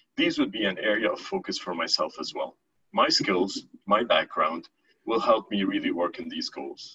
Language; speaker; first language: English; non-native, fluent; Arabic